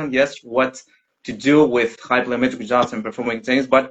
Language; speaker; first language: English; non-native, learner; Greek